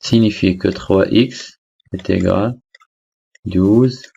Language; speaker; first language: French; non-native, local second language; Arabic